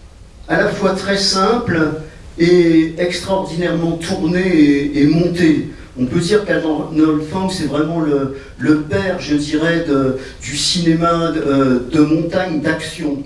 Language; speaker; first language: French; native; French